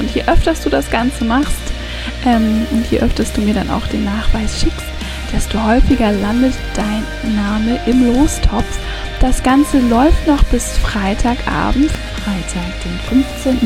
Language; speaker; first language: German; native; German